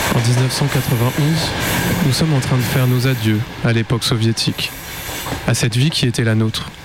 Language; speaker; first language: French; native; French